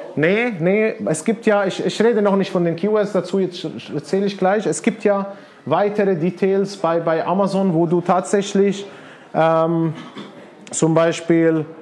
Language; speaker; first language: German; non-native, fluent; Arabic